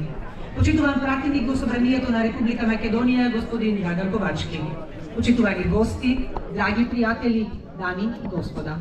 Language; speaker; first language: Macedonian; native; Macedonian